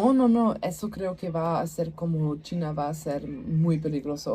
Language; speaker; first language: Spanish; non-native, learner; German